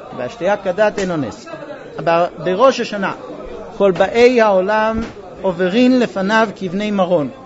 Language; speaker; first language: Hebrew; non-native, fluent; English